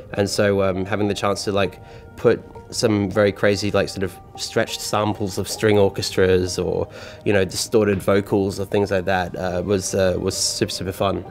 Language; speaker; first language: English; native; English